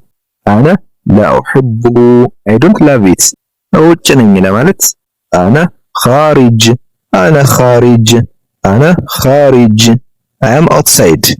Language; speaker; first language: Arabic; non-native, fluent; Amharic